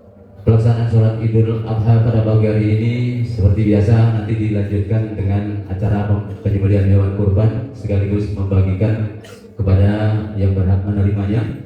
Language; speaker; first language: Indonesian; native; Indonesian